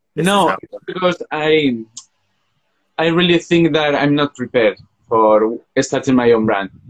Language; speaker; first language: English; non-native, fluent; Spanish